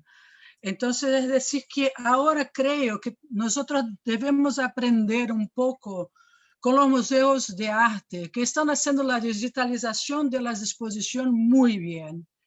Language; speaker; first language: Spanish; non-native, fluent; Portuguese